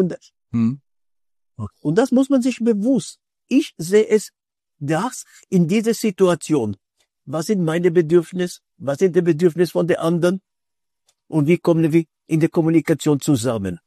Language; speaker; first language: German; non-native, fluent; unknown